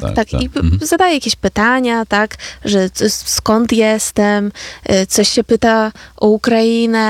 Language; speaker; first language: Polish; non-native, fluent; Ukrainian